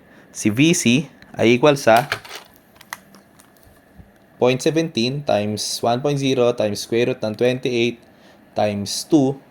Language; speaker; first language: Filipino; native; Filipino